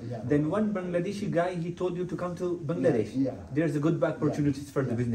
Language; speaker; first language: English; non-native, learner; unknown